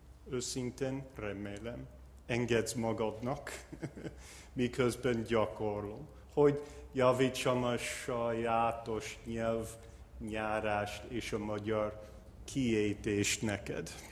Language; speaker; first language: Hungarian; non-native, learner; English